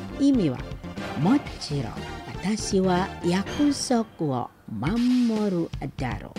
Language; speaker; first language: Japanese; non-native, learner; Indonesian